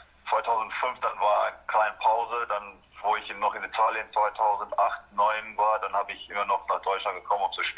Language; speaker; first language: German; non-native, fluent; Afrikaans